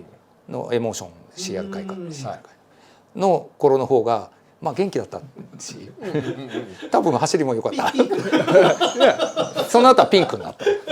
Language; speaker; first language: Japanese; native; Japanese